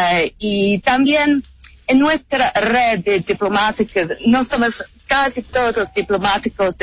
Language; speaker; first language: Spanish; non-native, fluent; English